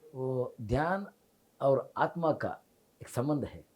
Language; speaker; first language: Hindi; non-native, local second language; Kannada